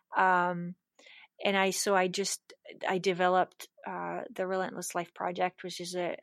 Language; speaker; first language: English; non-native, fluent; German